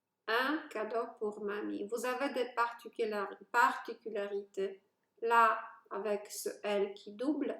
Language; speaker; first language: French; non-native, fluent; Polish